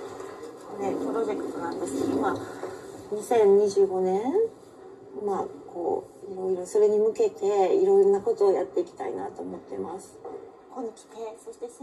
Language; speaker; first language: Japanese; native; Japanese